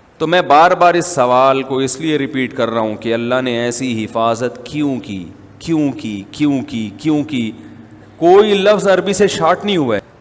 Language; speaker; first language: Urdu; native; Urdu